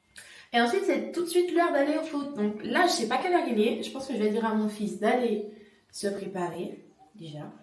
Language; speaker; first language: French; native; French